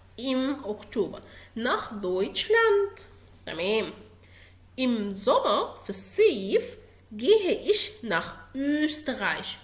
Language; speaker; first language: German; non-native, fluent; Arabic